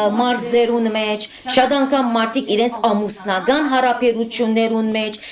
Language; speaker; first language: Armenian; early bilingual, heritage; Armenian